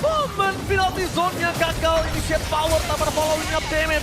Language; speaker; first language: Indonesian; native; Indonesian